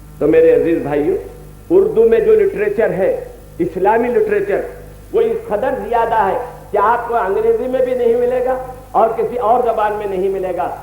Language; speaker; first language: Urdu; native; Urdu